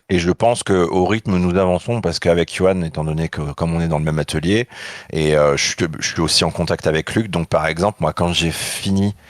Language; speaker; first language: French; native; French